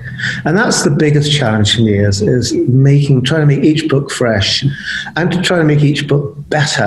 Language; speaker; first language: English; native; English